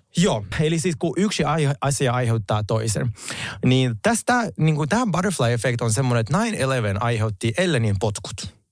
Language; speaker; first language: Finnish; non-native, fluent; Russian